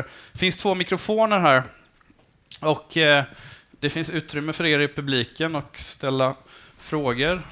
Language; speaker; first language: Swedish; native; Swedish